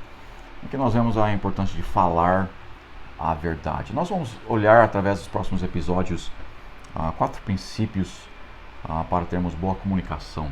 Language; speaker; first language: Portuguese; non-native, fluent; English